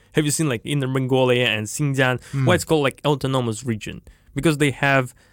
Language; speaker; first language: English; non-native, fluent; Russian